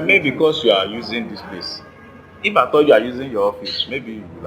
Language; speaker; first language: English; non-native, local second language; Yoruba